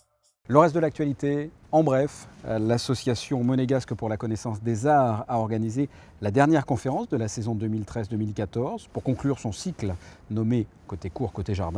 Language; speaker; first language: French; native; French